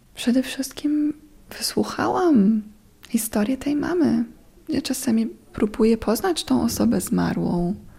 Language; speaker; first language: Polish; non-native, fluent; German